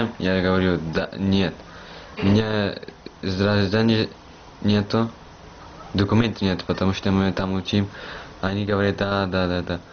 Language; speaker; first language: Russian; non-native, learner; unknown